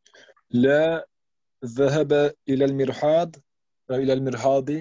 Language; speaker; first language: Arabic; non-native, learner; German